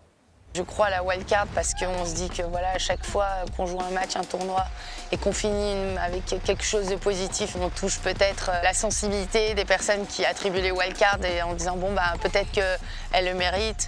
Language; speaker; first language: French; native; French